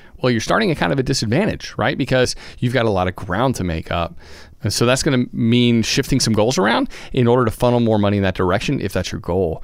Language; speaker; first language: English; native; English